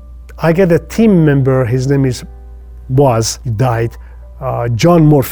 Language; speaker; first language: English; non-native, fluent; Persian